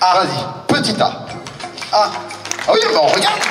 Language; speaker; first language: French; native; French